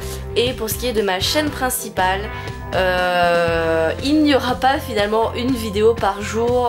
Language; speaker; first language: French; native; French